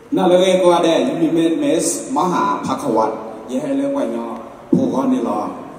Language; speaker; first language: Thai; non-native, local second language; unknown